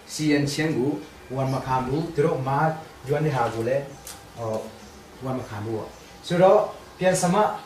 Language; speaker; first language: Burmese; non-native, local second language; Tedim Chin